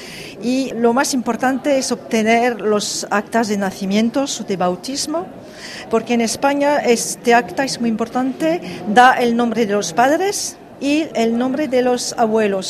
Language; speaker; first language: Spanish; early bilingual, heritage; French